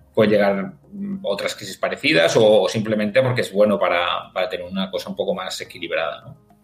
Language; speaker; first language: Spanish; native; Spanish